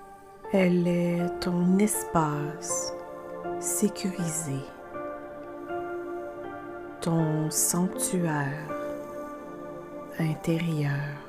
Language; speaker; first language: French; native; French